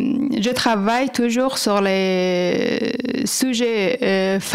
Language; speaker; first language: French; non-native, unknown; Persian